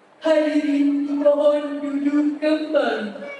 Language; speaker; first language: Indonesian; native; Indonesian